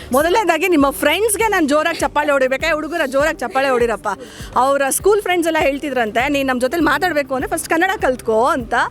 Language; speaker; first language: Kannada; native; Kannada